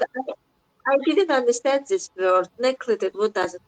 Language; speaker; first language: English; non-native, learner; Azerbaijani